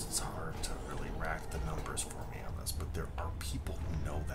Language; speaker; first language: English; native; English